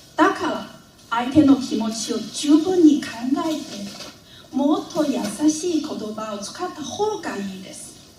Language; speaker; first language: Japanese; non-native, fluent; Vietnamese